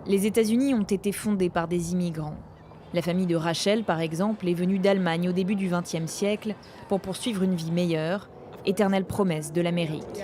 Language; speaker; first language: French; native; French